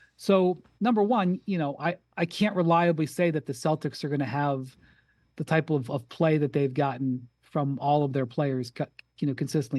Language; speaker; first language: English; native; English